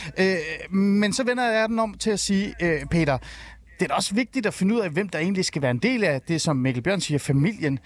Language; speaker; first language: Danish; early bilingual, other home language; Persian